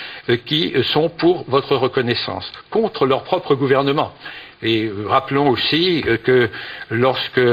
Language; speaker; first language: French; native; French